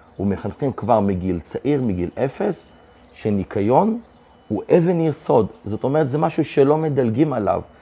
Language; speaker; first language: Hebrew; non-native, local second language; Adyghe